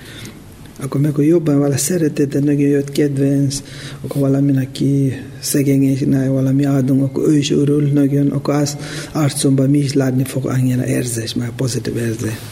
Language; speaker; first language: Hungarian; non-native, learner; Tibetan